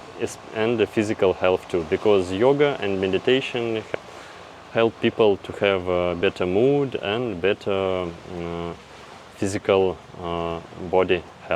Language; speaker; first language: English; non-native, fluent; Russian